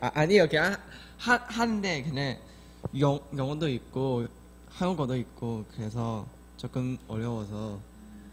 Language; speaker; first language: Korean; non-native, learner; Chinese